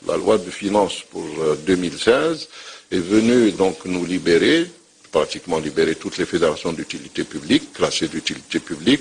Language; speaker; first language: French; non-native, local second language; Arabic